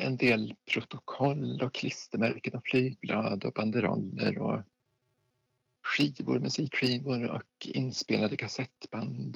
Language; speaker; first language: Swedish; native; Swedish